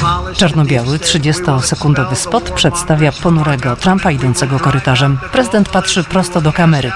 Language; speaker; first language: Polish; native; Polish